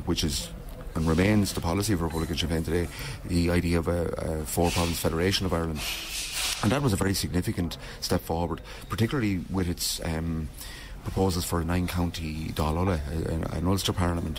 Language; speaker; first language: English; native; English